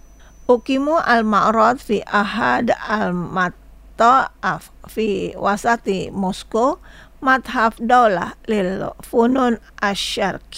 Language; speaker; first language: Arabic; non-native, fluent; Indonesian